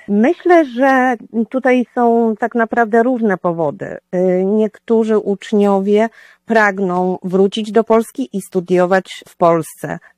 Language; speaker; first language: Polish; native; Polish